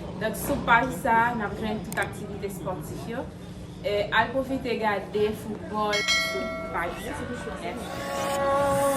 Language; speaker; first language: French; non-native, local second language; Haitian Creole